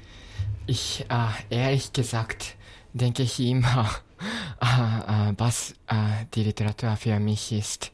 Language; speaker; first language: German; non-native, fluent; Japanese